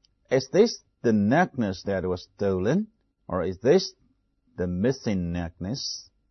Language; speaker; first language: English; non-native, fluent; Chinese